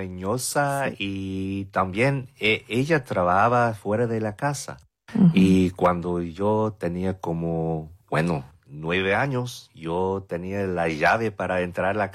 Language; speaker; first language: Spanish; non-native, fluent; English